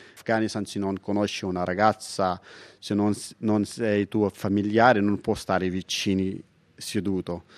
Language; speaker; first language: Italian; non-native, fluent; Pashto